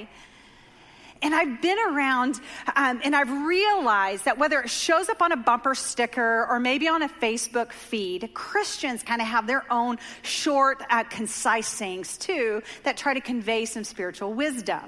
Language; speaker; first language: English; native; English